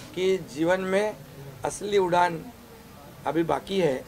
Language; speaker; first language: Hindi; non-native, local second language; Marathi